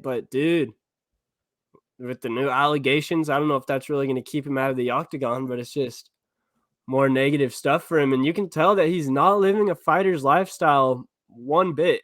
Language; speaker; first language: English; native; English